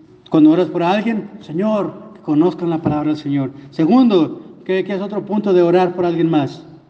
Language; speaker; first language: Spanish; non-native, fluent; English